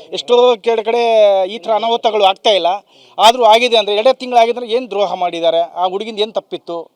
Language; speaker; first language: Kannada; non-native, local second language; Lambadi